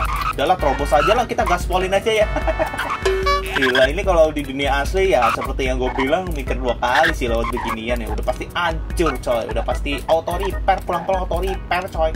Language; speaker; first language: Indonesian; native; Indonesian